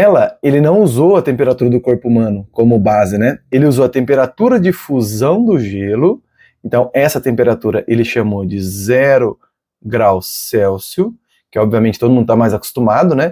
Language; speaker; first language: Portuguese; native; Portuguese